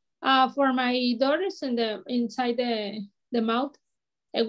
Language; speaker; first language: English; non-native, learner; Spanish